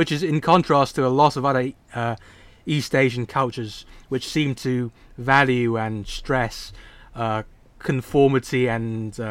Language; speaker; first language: English; non-native, local second language; Cantonese